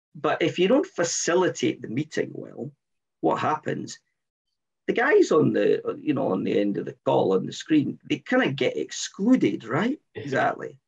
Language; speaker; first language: English; native; English